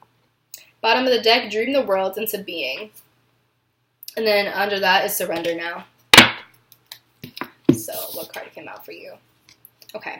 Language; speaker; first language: English; native; English